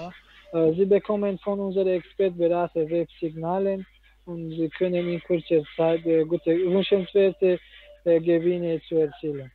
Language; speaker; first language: German; non-native, learner; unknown